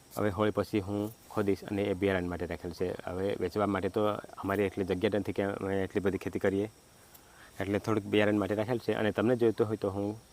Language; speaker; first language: Gujarati; non-native, local second language; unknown